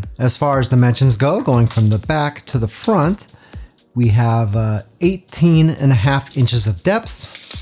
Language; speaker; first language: English; native; English